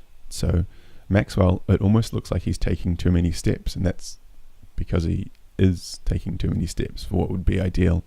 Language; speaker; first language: English; native; English